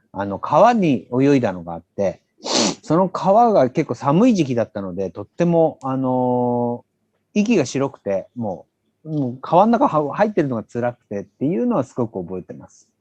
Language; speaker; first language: Japanese; native; Japanese